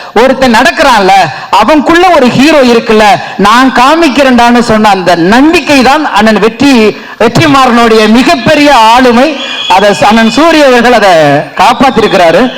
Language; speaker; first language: Tamil; native; Tamil